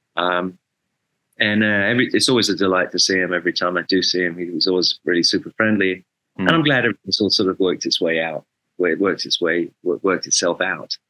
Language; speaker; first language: English; native; English